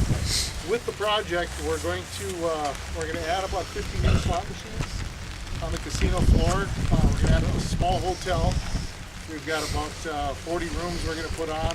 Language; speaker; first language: English; native; English